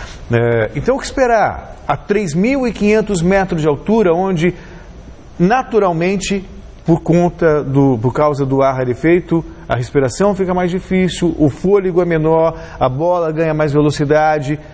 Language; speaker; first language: Portuguese; native; Portuguese